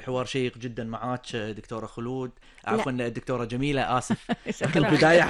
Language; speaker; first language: Arabic; native; Arabic